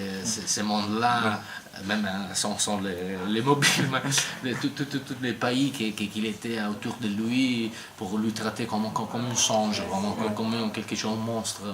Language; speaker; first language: French; non-native, learner; Italian